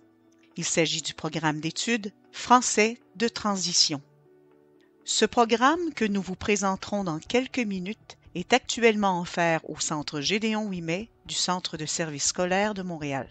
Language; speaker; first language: French; native; French